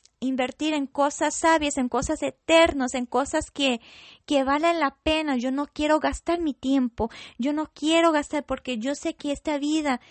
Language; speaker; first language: Spanish; non-native, fluent; English